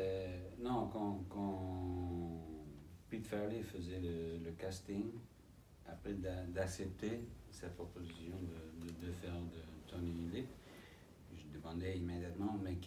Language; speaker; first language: French; non-native, fluent; English